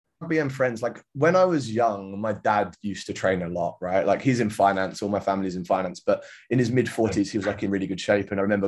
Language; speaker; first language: English; native; English